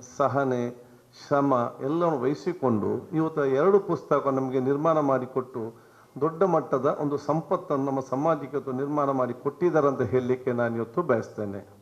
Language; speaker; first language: Kannada; non-native, local second language; Badaga